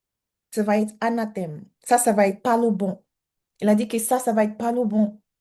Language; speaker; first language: French; non-native, learner; English